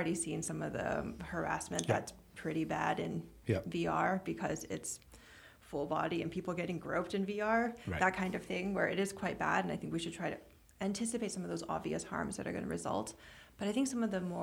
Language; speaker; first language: English; native; English